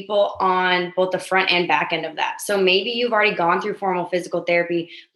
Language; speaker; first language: English; native; English